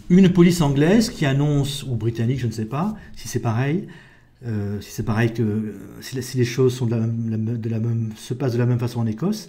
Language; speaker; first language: French; native; French